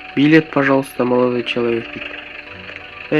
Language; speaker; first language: Russian; non-native, local second language; Kazakh